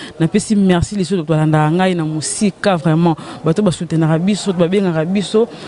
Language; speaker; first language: Lingala; native; Lingala